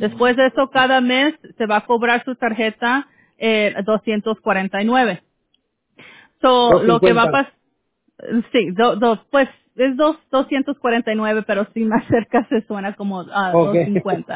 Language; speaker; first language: Spanish; early bilingual, heritage; Spanish